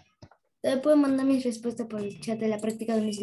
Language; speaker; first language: Spanish; native; Spanish